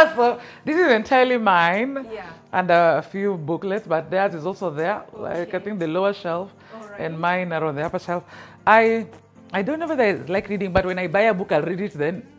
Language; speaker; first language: English; non-native, local second language; Luo (Kenya and Tanzania)